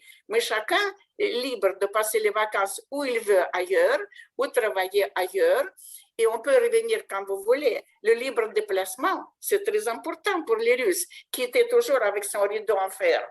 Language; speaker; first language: French; non-native, fluent; Russian